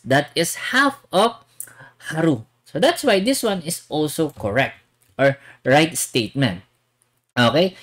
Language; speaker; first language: English; non-native, local second language; Filipino